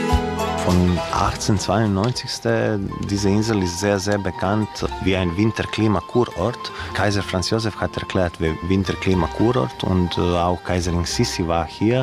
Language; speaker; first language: German; non-native, learner; Croatian